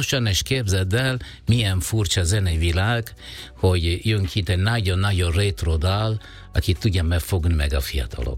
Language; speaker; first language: Hungarian; non-native, fluent; Italian